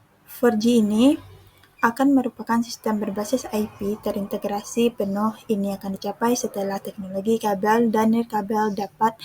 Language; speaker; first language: Indonesian; native; Indonesian